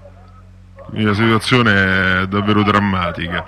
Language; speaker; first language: Italian; native; Italian